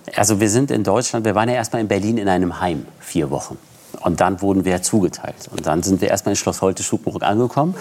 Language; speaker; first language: German; early bilingual, other home language; Persian